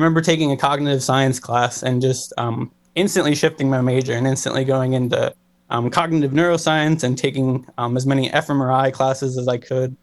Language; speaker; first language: English; native; English